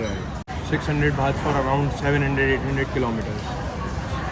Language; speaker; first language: English; non-native, local second language; Hindi